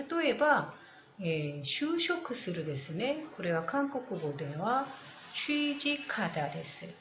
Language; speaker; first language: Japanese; non-native, fluent; Korean